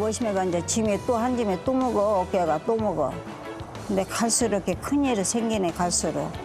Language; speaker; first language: Korean; native; Korean